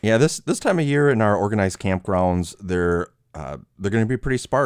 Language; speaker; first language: English; native; English